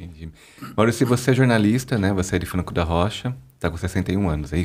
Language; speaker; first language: Portuguese; native; Portuguese